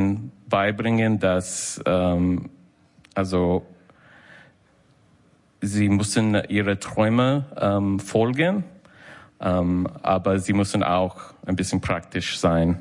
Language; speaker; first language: German; non-native, learner; English